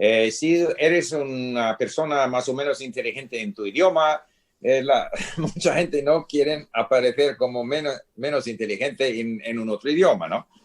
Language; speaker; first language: Spanish; non-native, fluent; English